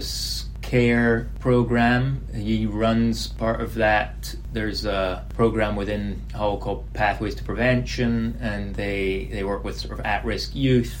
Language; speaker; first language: English; native; English